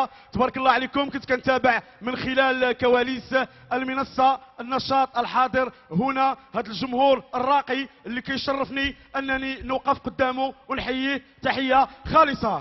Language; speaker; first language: Arabic; native; Arabic